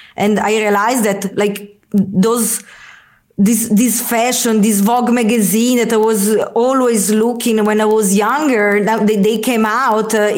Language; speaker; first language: English; non-native, fluent; Italian